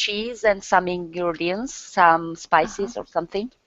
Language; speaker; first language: English; non-native, learner; Turkish